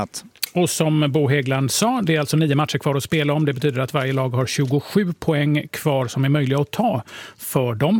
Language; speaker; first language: Swedish; native; Swedish